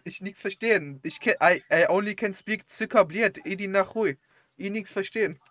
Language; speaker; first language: German; native; German